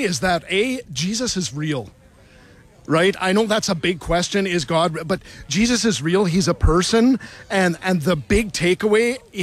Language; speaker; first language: English; native; English